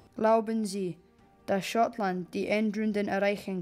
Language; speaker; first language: German; non-native, learner; English